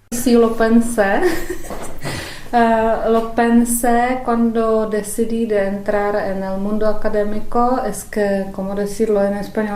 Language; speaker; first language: Spanish; non-native, fluent; Czech